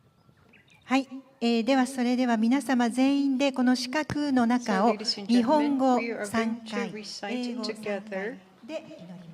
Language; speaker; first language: Japanese; native; Japanese